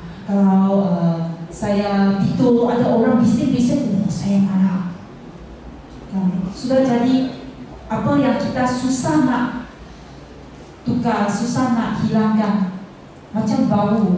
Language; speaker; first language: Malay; non-native, local second language; Chinese